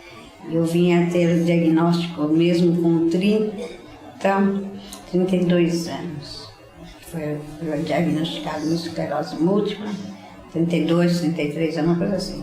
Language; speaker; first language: Portuguese; native; Portuguese